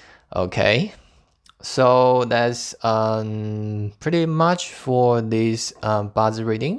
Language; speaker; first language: English; non-native, fluent; Chinese